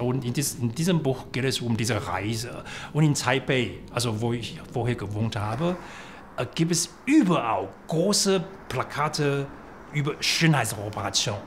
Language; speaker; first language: German; non-native, fluent; Chinese